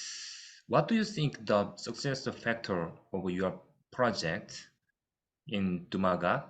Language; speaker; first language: English; non-native, fluent; Korean